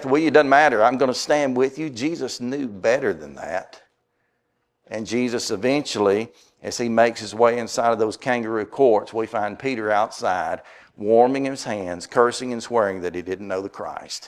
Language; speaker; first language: English; native; English